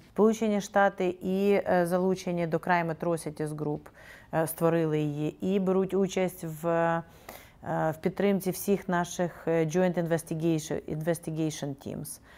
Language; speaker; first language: Ukrainian; native; Ukrainian